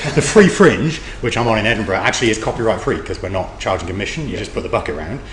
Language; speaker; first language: English; native; English